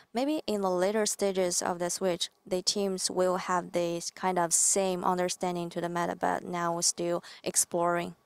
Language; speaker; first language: English; non-native, fluent; Chinese